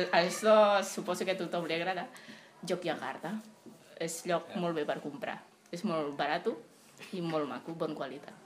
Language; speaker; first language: Catalan; non-native, fluent; Indonesian